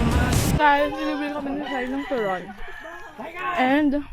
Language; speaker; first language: Filipino; native; Filipino